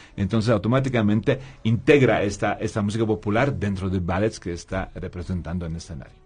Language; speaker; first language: Spanish; non-native, fluent; Polish